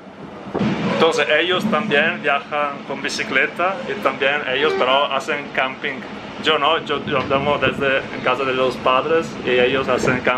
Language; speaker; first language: Spanish; non-native, fluent; Italian